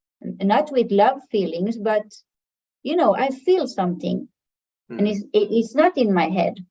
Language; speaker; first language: English; non-native, fluent; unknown